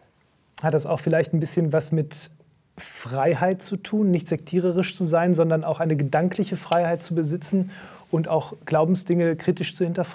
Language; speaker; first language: German; native; German